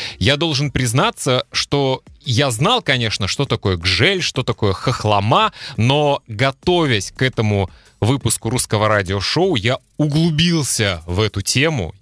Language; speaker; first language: Russian; native; Russian